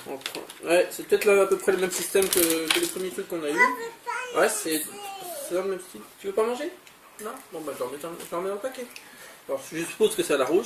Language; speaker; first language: French; native; French